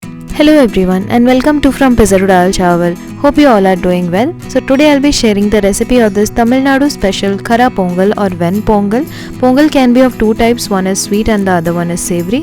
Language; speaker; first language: English; non-native, local second language; Odia